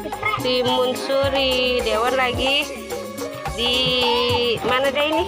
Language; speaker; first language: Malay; non-native, local second language; Sundanese